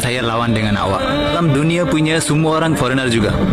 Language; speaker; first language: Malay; non-native, learner; Bangla